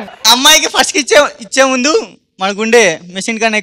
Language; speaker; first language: Telugu; native; Telugu